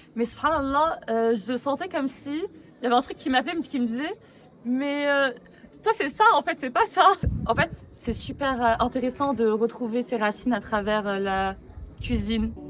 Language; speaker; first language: French; native; French